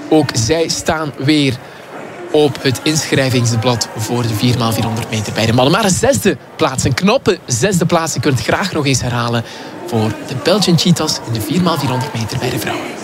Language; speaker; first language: Dutch; native; Dutch